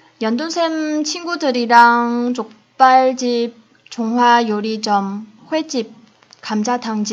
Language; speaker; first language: Korean; non-native, fluent; Chinese